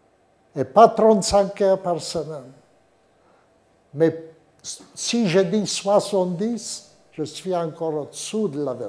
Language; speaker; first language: French; non-native, fluent; Yiddish